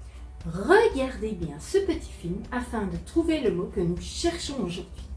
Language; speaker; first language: French; native; French